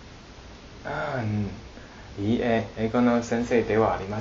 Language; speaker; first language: Japanese; non-native, learner; Chinese